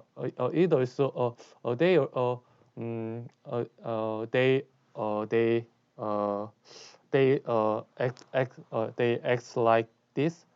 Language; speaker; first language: English; non-native, learner; Korean